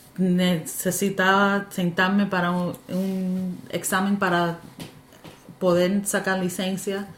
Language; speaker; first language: Spanish; early bilingual, heritage; Spanish